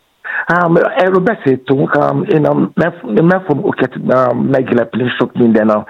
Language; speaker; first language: Hungarian; non-native, fluent; Yoruba